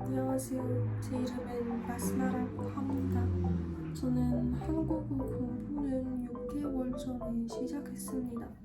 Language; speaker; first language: Korean; non-native, learner; French